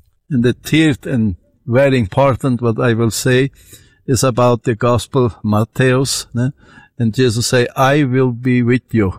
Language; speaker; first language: English; non-native, fluent; Portuguese